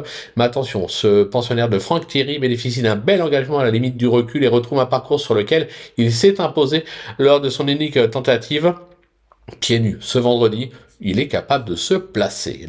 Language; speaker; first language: French; native; French